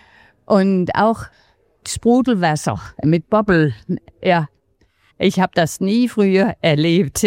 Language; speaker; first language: German; non-native, fluent; Danish